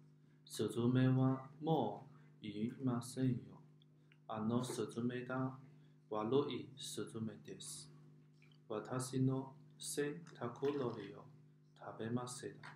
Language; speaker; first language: Japanese; non-native, learner; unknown